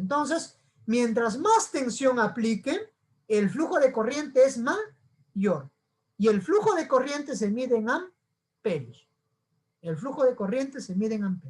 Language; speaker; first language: Spanish; native; Spanish